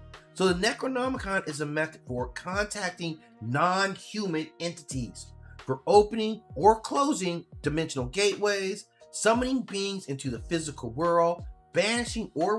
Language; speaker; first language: English; native; English